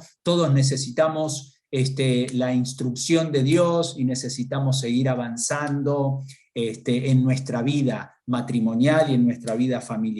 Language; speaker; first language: Spanish; native; Spanish